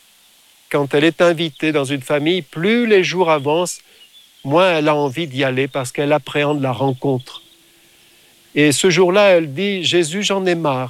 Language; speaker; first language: French; native; French